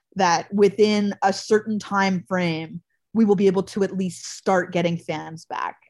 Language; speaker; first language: English; native; English